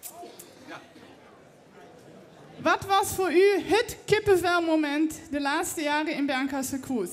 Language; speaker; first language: German; native; German